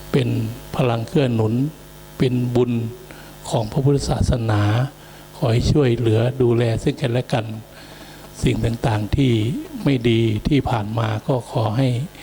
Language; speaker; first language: Thai; native; Thai